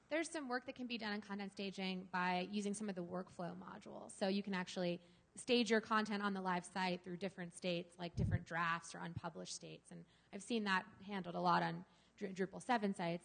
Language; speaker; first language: English; native; English